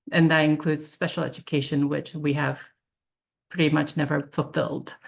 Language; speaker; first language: English; early bilingual, other home language; Korean